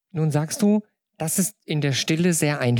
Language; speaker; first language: German; native; German